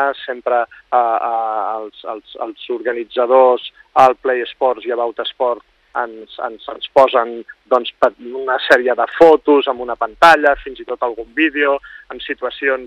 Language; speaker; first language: Catalan; native; Catalan